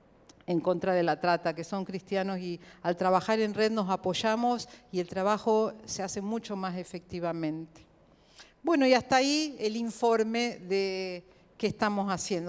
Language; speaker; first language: Spanish; native; Spanish